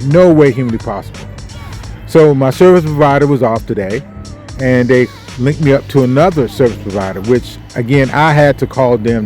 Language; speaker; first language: English; native; English